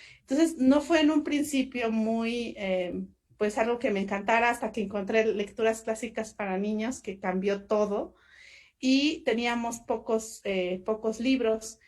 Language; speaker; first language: Spanish; non-native, local second language; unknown